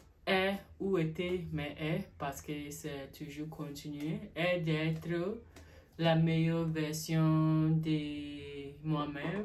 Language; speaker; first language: French; non-native, learner; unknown